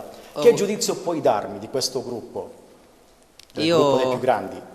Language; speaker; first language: Italian; native; Italian